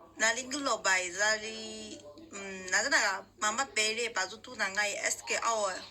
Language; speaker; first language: Lingala; non-native, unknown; Chinese